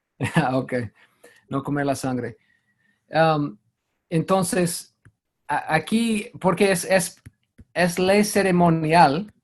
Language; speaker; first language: Spanish; non-native, fluent; English